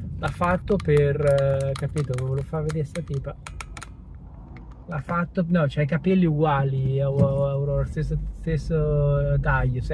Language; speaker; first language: Italian; native; Italian